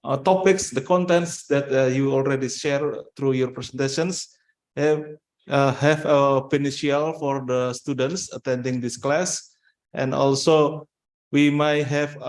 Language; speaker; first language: English; non-native, fluent; Indonesian